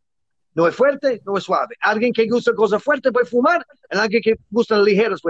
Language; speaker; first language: Spanish; non-native, learner; English